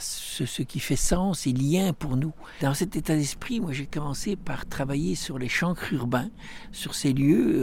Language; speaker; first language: French; native; French